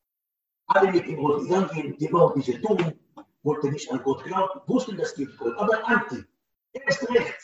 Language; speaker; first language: German; non-native, learner; Hebrew